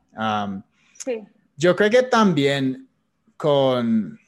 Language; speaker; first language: Spanish; non-native, fluent; English